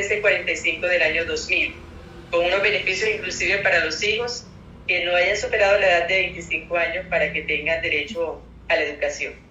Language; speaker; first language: Spanish; native; Spanish